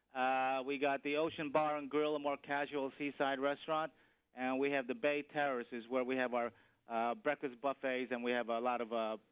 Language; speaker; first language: English; native; English